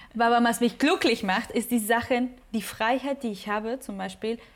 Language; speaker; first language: German; non-native, fluent; Spanish